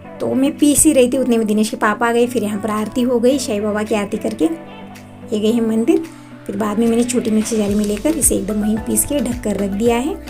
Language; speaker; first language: Hindi; non-native, local second language; Marathi